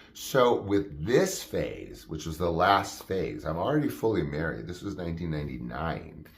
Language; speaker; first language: English; native; English